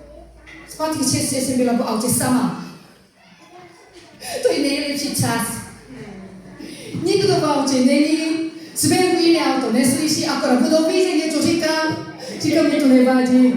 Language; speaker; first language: Czech; non-native, fluent; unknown